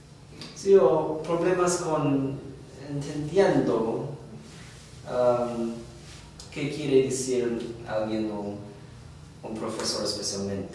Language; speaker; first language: Spanish; non-native, learner; English